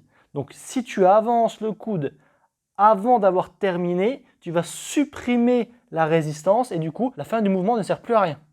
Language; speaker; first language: French; native; French